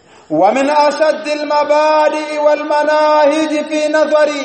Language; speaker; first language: Arabic; non-native, fluent; Swahili